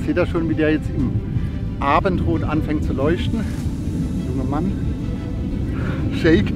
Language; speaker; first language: German; native; German